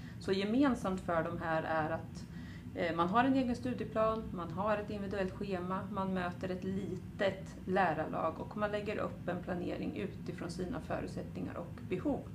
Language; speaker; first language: Swedish; native; Swedish